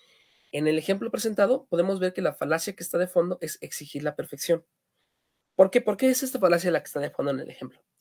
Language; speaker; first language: Spanish; native; Spanish